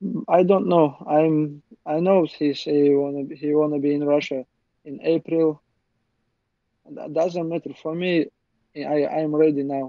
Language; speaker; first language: English; non-native, learner; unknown